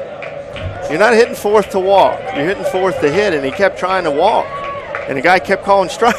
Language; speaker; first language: English; native; English